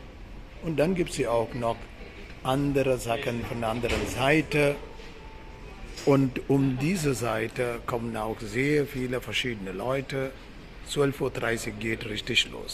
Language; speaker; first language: German; non-native, fluent; Sinhala